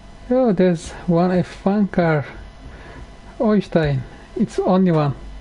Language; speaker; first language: English; non-native, fluent; Turkish